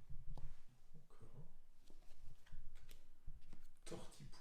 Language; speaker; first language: French; native; French